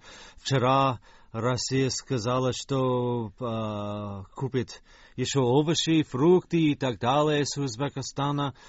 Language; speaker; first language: Russian; non-native, fluent; English